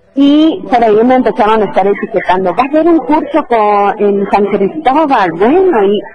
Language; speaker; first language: Spanish; native; Spanish